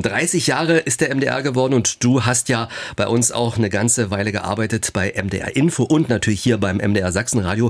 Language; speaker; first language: German; native; German